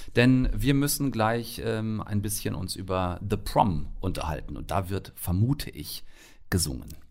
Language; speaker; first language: German; native; German